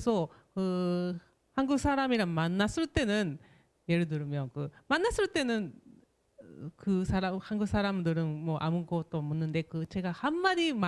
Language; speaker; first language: Korean; non-native, fluent; Japanese